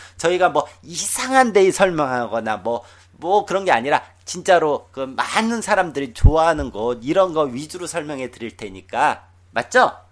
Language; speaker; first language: Korean; native; Korean